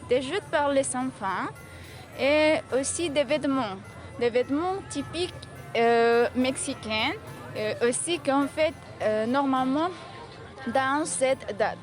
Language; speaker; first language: French; non-native, fluent; Spanish